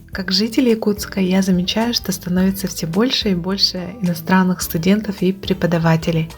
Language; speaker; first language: Russian; native; Russian